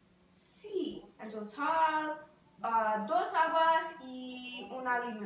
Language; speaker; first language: Spanish; non-native, learner; English